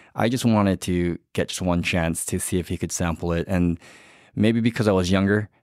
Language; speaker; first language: English; native; English